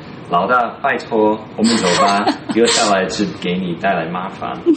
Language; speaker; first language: Chinese; non-native, fluent; English